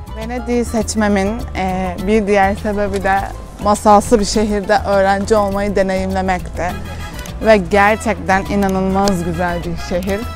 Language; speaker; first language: Turkish; native; Turkish